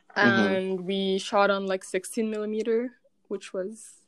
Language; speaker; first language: English; non-native, fluent; Arabic